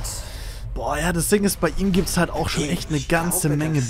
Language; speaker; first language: German; native; German